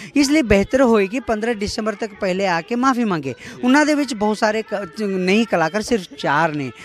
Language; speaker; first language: Punjabi; non-native, fluent; Kannada